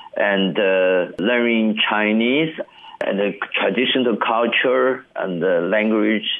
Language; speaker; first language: English; non-native, learner; Chinese